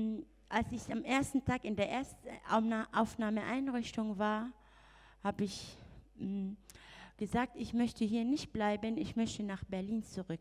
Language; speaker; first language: German; non-native, fluent; Arabic